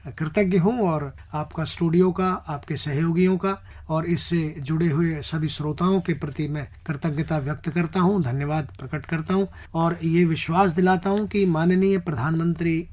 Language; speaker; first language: Hindi; native; Hindi